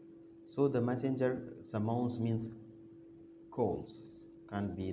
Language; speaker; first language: English; non-native, fluent; Arabic